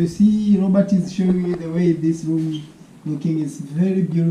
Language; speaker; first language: English; non-native, local second language; Swahili